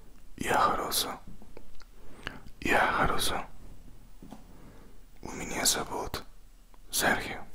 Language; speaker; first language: Russian; non-native, learner; Spanish